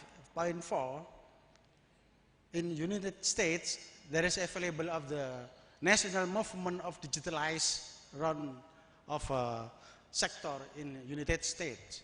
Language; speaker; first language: English; non-native, learner; Indonesian